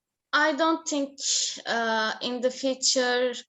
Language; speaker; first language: English; non-native, learner; Turkish